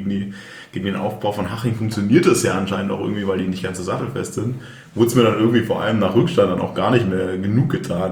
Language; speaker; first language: German; native; German